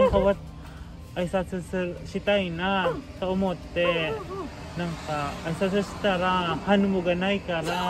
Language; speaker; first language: Japanese; non-native, learner; Filipino